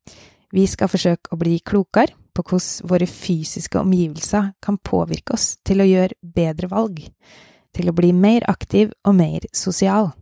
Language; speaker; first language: Norwegian; native; Norwegian